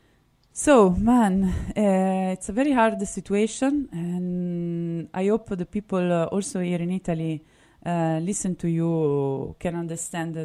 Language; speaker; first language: English; non-native, fluent; Italian